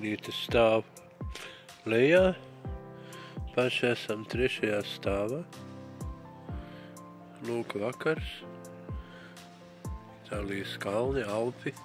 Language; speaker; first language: Latvian; native; Latvian